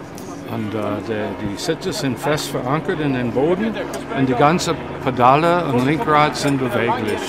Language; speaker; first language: German; non-native, fluent; English